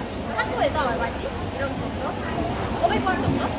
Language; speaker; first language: Korean; non-native, learner; Vietnamese